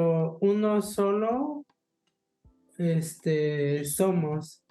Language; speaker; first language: Spanish; non-native, local second language; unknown